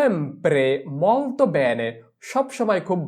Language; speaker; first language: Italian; non-native, fluent; Bangla